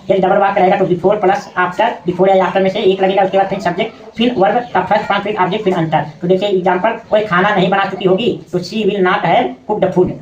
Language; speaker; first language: Hindi; native; Hindi